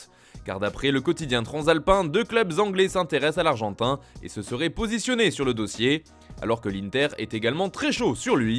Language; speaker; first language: French; native; French